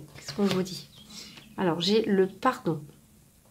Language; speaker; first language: French; native; French